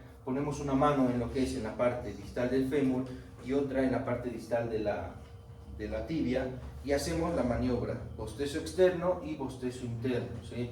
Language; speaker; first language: Spanish; native; Spanish